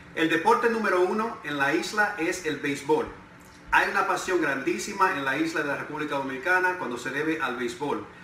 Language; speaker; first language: Spanish; native; Spanish